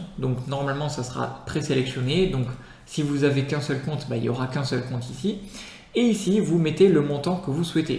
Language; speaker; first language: French; native; French